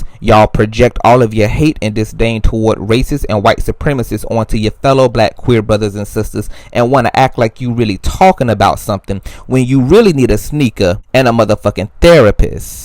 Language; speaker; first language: English; native; English